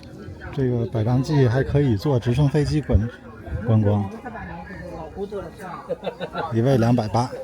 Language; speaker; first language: Chinese; native; Chinese